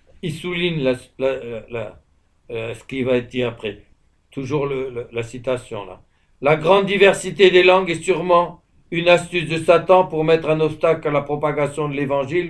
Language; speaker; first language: French; native; French